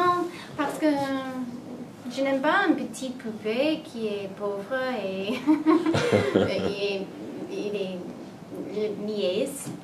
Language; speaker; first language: French; non-native, learner; English